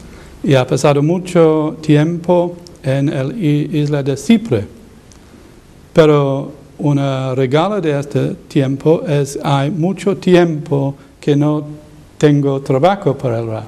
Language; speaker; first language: Spanish; non-native, learner; English